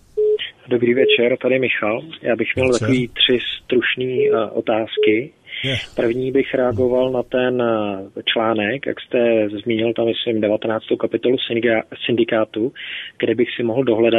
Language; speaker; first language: Czech; native; Czech